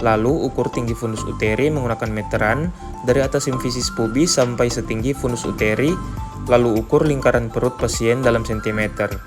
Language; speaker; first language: Indonesian; native; Indonesian